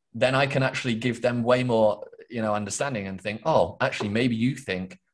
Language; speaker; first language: English; native; English